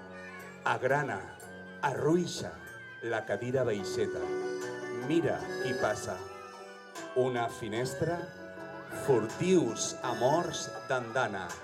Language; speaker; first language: Catalan; native; Catalan